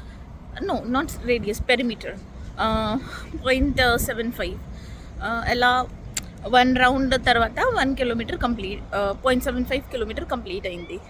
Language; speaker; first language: Telugu; non-native, learner; Marathi